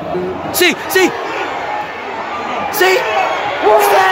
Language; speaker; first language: Italian; native; Italian